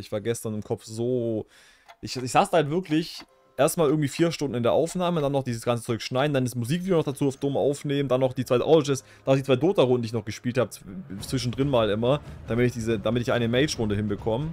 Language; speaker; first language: German; native; German